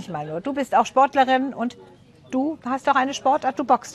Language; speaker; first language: German; native; German